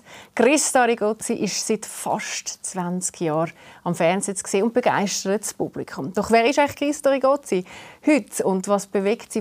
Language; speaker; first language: German; native; German